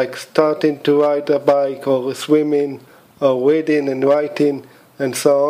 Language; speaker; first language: English; non-native, fluent; Hebrew